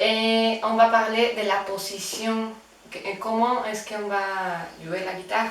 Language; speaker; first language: French; non-native, fluent; Spanish